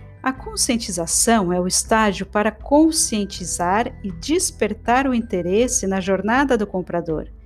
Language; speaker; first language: Portuguese; native; Portuguese